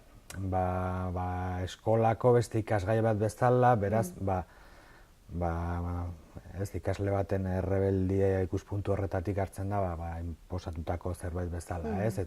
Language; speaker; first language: Basque; non-native, local second language; Spanish